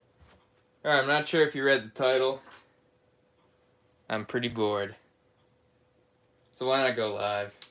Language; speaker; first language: English; native; English